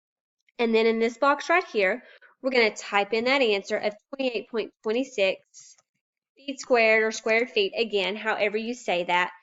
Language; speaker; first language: English; native; English